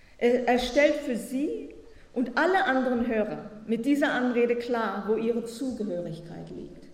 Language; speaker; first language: German; native; German